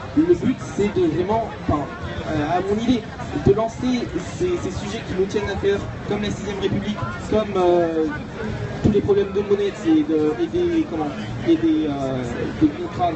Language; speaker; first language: French; native; French